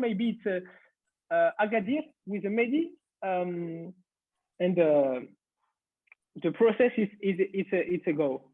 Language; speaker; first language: English; non-native, learner; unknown